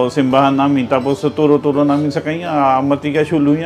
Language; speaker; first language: Filipino; non-native, learner; Punjabi